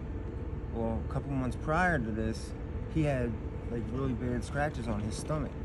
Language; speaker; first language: English; native; English